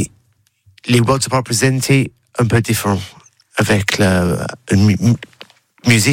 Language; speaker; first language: French; non-native, learner; English